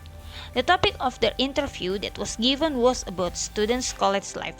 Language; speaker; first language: English; non-native, learner; Indonesian